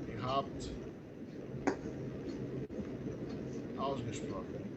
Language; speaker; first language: German; non-native, fluent; Portuguese